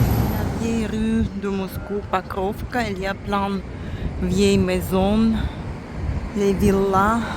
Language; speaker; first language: French; non-native, fluent; Russian